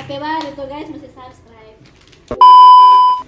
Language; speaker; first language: Indonesian; native; Indonesian